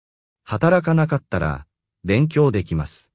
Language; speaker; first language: Japanese; non-native, fluent; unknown